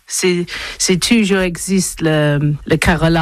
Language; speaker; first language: French; non-native, learner; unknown